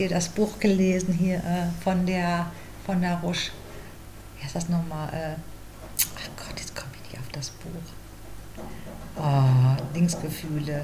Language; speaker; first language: German; native; German